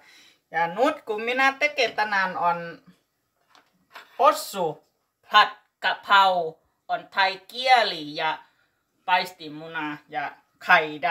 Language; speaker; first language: Finnish; non-native, learner; Thai